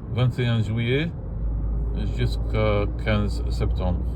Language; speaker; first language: French; non-native, fluent; Arabic